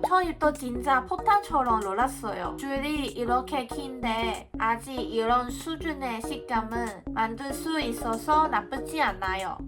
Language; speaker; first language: Korean; non-native, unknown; Cantonese